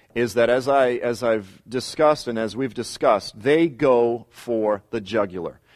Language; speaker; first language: English; native; English